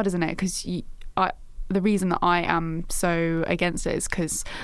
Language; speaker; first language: English; native; English